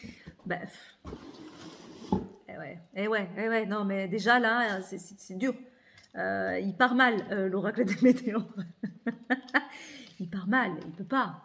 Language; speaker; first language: French; native; French